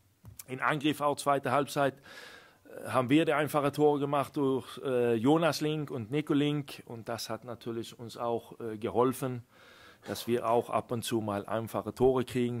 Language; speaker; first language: German; non-native, fluent; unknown